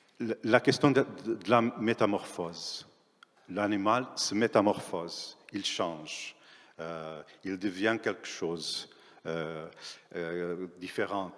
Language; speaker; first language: French; non-native, fluent; Portuguese